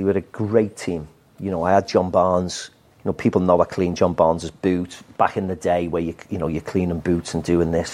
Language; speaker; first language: English; native; English